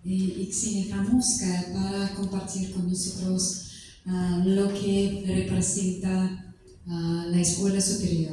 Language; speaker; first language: Spanish; non-native, fluent; Russian